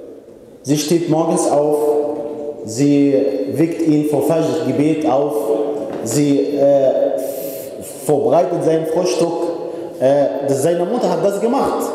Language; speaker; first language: German; non-native, fluent; Arabic